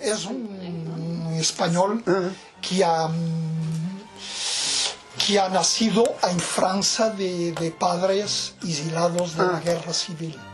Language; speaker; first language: Spanish; non-native, fluent; Portuguese